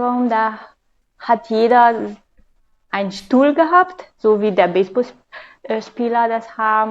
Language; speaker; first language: German; non-native, fluent; Hungarian